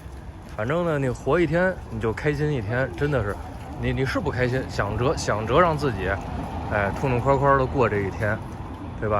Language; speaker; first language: Chinese; native; Chinese